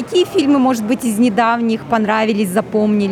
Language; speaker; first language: Russian; native; Russian